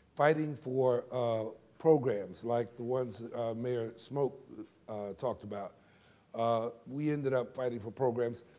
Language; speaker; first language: English; native; English